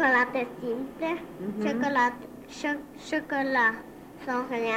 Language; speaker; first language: French; early bilingual, heritage; Spanish